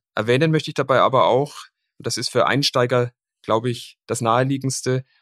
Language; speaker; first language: German; native; German